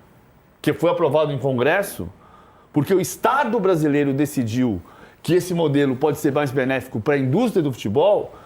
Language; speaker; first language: Portuguese; native; Portuguese